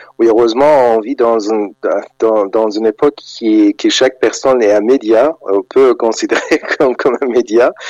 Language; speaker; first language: French; non-native, fluent; Persian